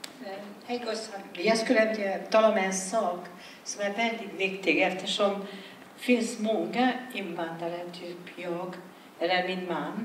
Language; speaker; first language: Swedish; non-native, fluent; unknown